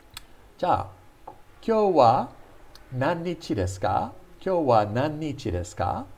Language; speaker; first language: Japanese; non-native, fluent; English